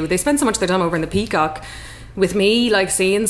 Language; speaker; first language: English; native; English